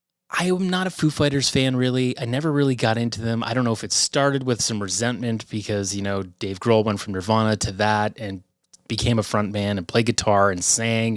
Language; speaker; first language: English; native; English